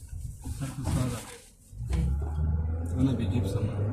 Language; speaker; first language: Arabic; non-native, learner; Hindi